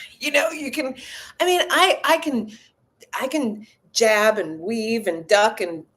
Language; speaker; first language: English; native; English